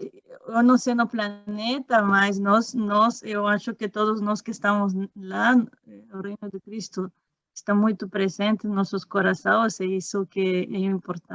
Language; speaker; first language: Portuguese; non-native, fluent; Spanish